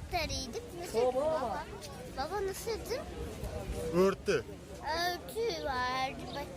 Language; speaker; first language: Turkish; early bilingual, other home language; Uzbek